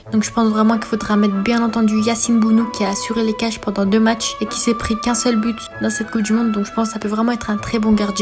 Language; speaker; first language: French; native; French